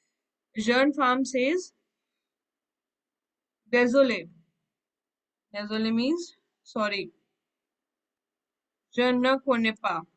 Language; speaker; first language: French; non-native, fluent; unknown